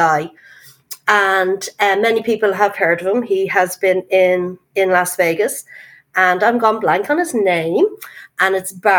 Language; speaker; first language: English; native; English